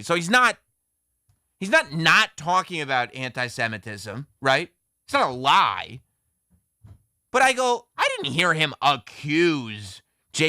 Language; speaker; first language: English; native; English